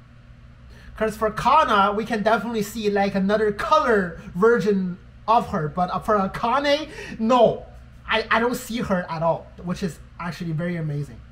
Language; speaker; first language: English; non-native, fluent; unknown